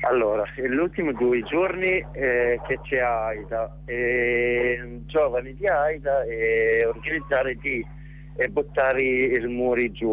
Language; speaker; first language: Italian; non-native, learner; Arabic